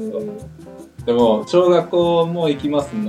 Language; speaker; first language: Japanese; non-native, learner; English